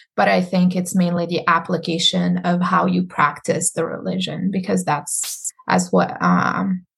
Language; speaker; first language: English; non-native, fluent; Arabic